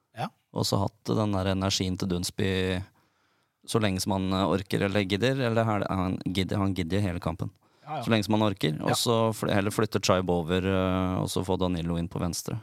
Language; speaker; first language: Norwegian; native; Norwegian